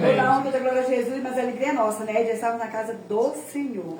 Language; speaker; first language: Portuguese; native; Portuguese